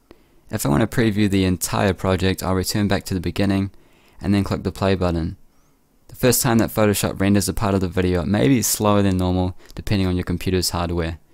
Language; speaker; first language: English; native; English